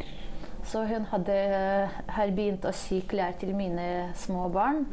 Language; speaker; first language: Norwegian; non-native, fluent; Ukrainian